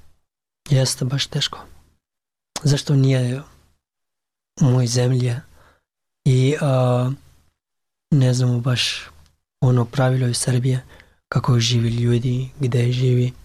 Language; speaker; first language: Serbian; non-native, learner; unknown